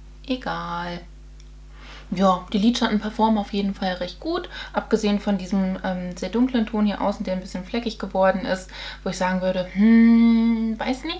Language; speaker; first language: German; native; German